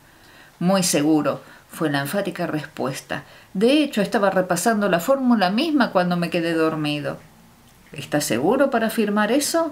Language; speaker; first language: Spanish; native; Spanish